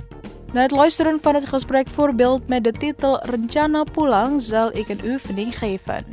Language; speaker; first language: Dutch; non-native, learner; Indonesian